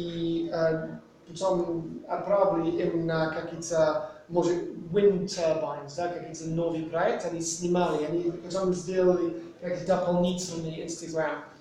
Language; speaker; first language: Russian; non-native, fluent; English